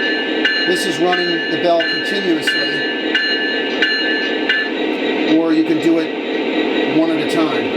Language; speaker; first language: English; native; English